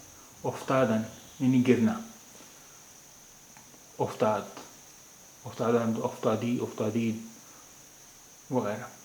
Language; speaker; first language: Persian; non-native, fluent; Urdu